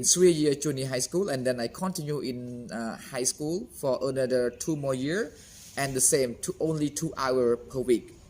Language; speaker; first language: English; non-native, fluent; Khmer